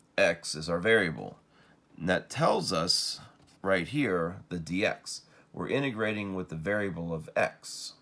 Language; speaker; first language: English; native; English